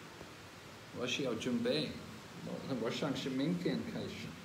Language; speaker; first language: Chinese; non-native, fluent; English